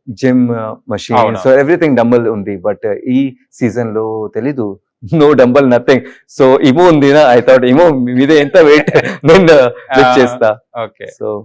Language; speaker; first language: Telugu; non-native, learner; Hindi